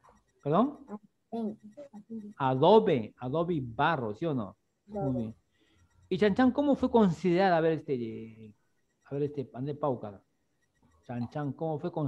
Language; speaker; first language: Spanish; native; Spanish